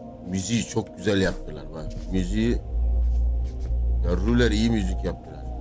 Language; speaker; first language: Turkish; native; Turkish